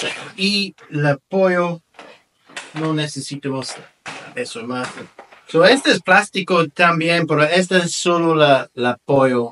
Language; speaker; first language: Spanish; non-native, learner; English